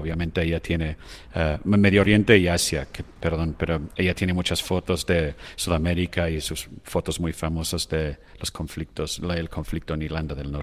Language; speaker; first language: Spanish; non-native, fluent; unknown